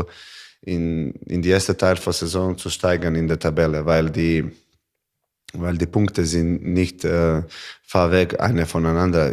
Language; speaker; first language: German; non-native, learner; Serbian